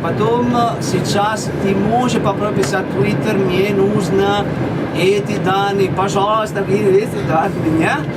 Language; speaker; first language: Russian; non-native, learner; Italian